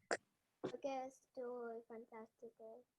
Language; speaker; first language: Spanish; non-native, learner; English